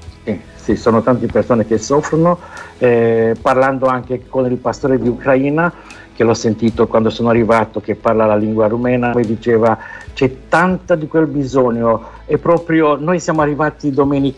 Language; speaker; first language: Italian; non-native, fluent; Romanian